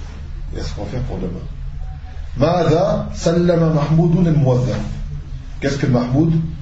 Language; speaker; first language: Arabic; non-native, fluent; French